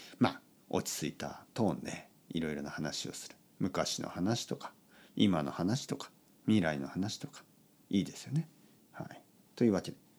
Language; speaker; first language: Japanese; native; Japanese